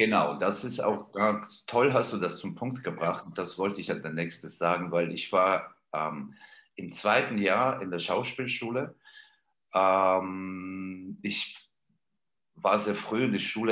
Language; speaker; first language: German; non-native, fluent; Georgian